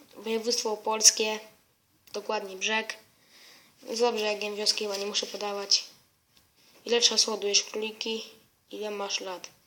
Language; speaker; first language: Polish; native; Polish